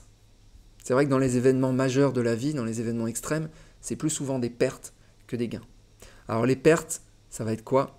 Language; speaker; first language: French; native; French